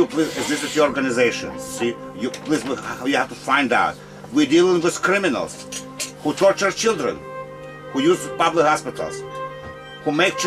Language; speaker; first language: English; non-native, learner; Russian